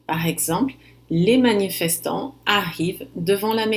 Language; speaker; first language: French; non-native, fluent; Portuguese